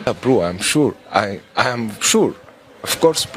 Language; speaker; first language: English; non-native, learner; Arabic